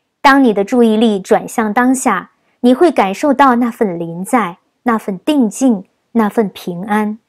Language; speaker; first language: Chinese; native; Chinese